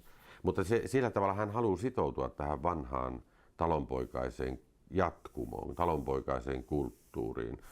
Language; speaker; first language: Finnish; native; Finnish